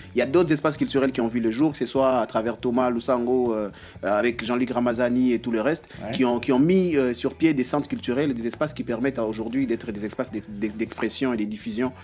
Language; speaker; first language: French; non-native, local second language; Swahili